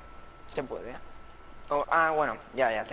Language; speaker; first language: Spanish; native; Spanish